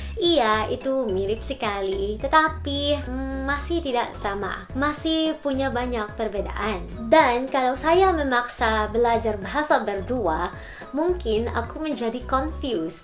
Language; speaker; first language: Indonesian; non-native, learner; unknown